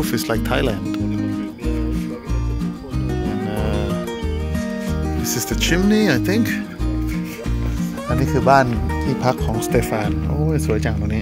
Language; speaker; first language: English; non-native, fluent; Thai